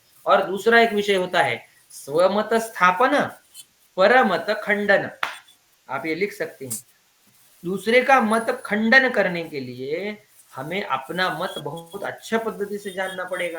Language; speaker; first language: Hindi; native; Hindi